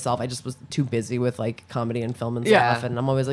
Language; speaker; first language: English; native; English